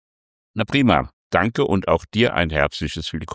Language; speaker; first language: German; native; German